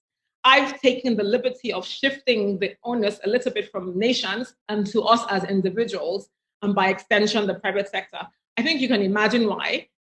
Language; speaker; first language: English; non-native, local second language; Igbo